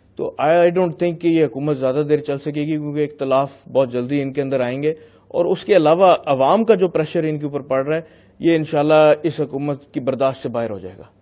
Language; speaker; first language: Urdu; non-native, local second language; Punjabi